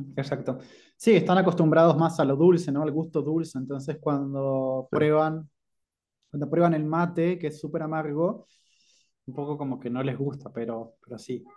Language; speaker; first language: Spanish; native; Spanish